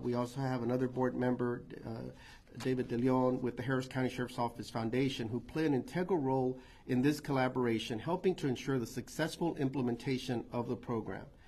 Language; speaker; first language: English; early bilingual, other home language; Spanish